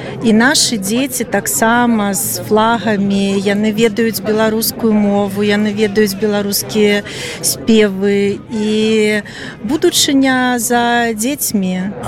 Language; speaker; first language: Belarusian; non-native, local second language; Russian